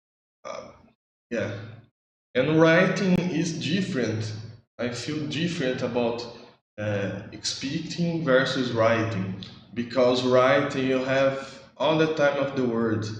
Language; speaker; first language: English; non-native, learner; Portuguese